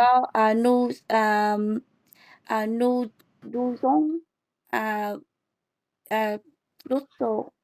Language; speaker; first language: French; non-native, learner; English